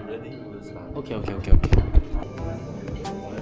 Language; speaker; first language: English; non-native, learner; Korean